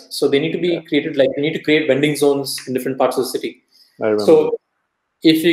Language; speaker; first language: English; non-native, local second language; Kannada